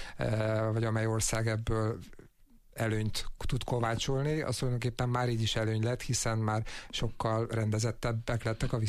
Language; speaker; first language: Hungarian; native; Hungarian